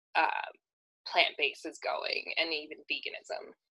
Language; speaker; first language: English; native; English